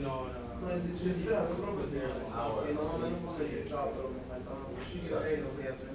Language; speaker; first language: Spanish; native; Spanish